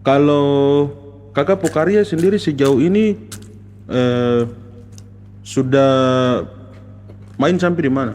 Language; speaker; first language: Malay; native; Malay